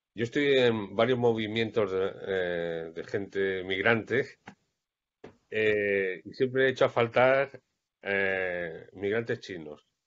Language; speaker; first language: Spanish; native; Spanish